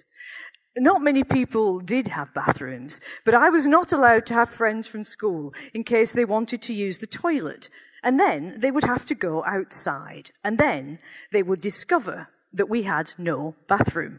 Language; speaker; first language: English; native; English